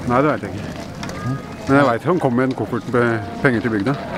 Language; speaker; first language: Norwegian; native; Norwegian